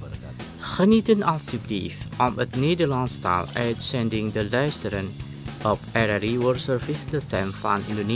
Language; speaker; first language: Dutch; non-native, learner; Indonesian